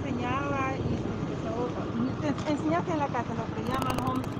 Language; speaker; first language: Spanish; native; Spanish